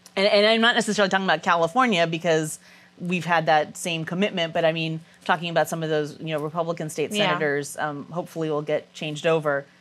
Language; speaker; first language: English; native; English